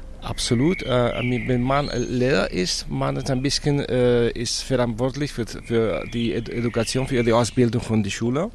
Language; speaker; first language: German; non-native, fluent; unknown